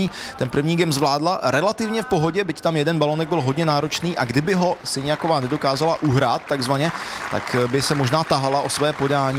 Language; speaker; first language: Czech; native; Czech